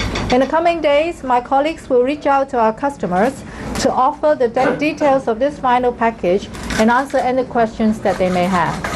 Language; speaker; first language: English; non-native, local second language; Cantonese